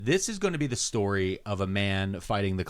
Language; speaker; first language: English; native; English